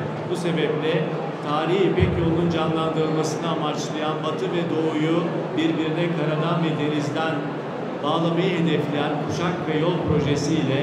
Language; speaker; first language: Turkish; native; Turkish